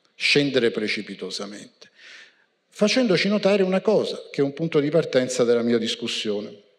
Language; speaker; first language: Italian; native; Italian